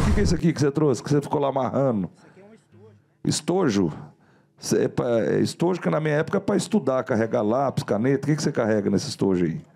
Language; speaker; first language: Portuguese; native; Portuguese